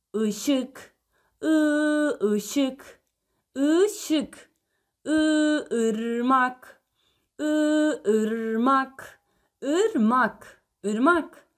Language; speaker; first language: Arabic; non-native, fluent; Turkish